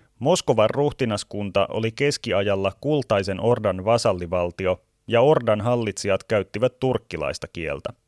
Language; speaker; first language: Finnish; native; Finnish